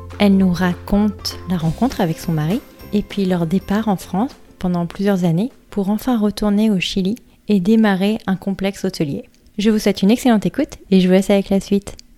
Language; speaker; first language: French; native; French